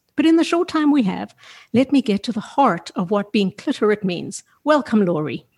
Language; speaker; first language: English; native; English